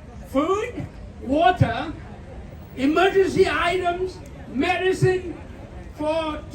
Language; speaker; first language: English; non-native, fluent; Vietnamese